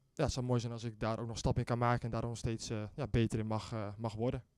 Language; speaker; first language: Dutch; native; Dutch